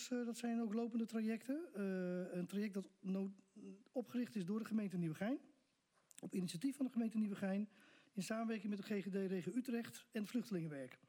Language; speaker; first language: Dutch; native; Dutch